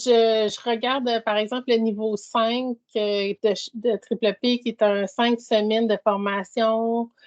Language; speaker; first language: French; native; French